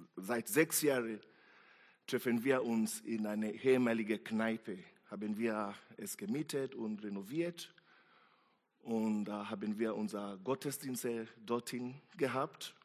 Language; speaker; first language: German; non-native, fluent; Swahili